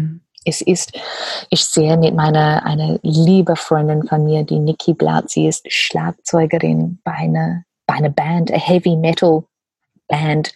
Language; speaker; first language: German; non-native, learner; English